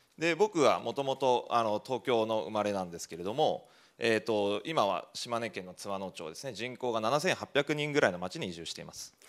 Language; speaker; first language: Japanese; native; Japanese